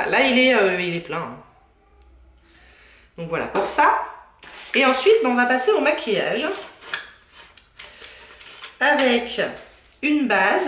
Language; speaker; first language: French; native; French